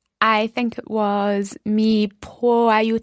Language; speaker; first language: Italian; non-native, learner; English